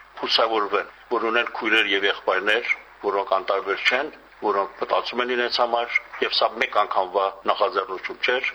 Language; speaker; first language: Armenian; early bilingual, heritage; Armenian